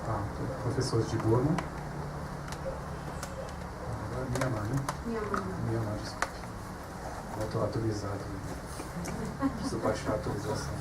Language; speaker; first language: Portuguese; non-native, fluent; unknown